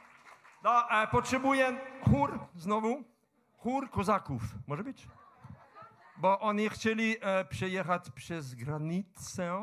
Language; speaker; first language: Polish; non-native, fluent; French